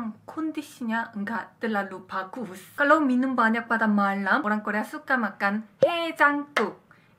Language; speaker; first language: Indonesian; non-native, fluent; Korean